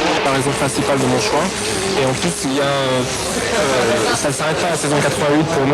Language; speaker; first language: French; native; French